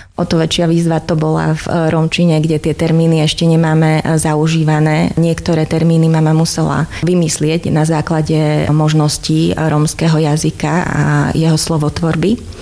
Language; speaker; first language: Slovak; native; Slovak